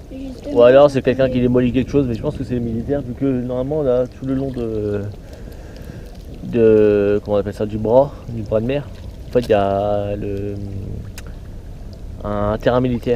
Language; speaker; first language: French; native; French